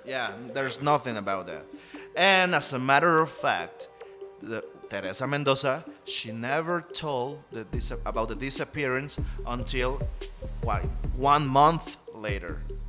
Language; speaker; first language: English; non-native, fluent; Spanish